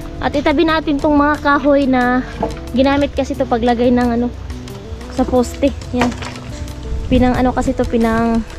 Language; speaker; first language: Filipino; non-native, local second language; Cebuano